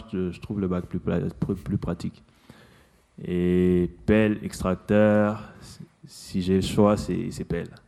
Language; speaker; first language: French; non-native, local second language; Lingala